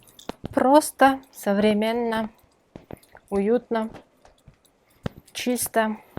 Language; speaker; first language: Russian; non-native, local second language; Kyrgyz